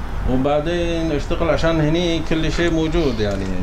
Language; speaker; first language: Arabic; non-native, learner; Persian